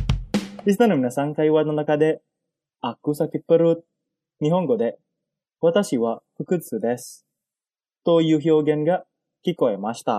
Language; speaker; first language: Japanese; non-native, fluent; Indonesian